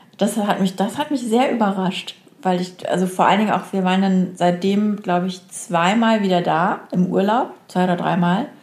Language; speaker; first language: German; native; German